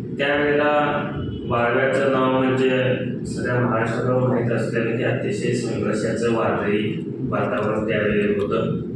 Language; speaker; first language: Marathi; native; Marathi